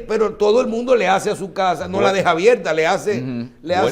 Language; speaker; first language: Spanish; native; Spanish